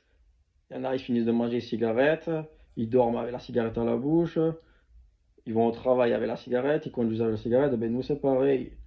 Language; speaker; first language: French; native; French